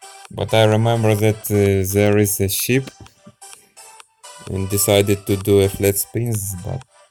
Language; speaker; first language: English; non-native, learner; Russian